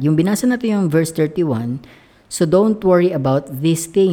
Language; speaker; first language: English; non-native, local second language; Filipino